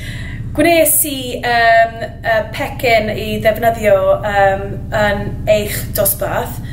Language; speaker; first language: Welsh; non-native, learner; English